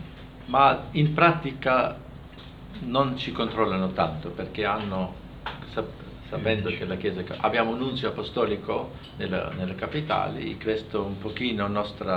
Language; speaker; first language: Italian; non-native, fluent; German